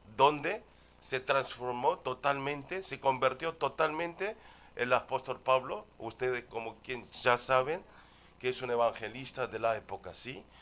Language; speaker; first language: Spanish; non-native, fluent; Korean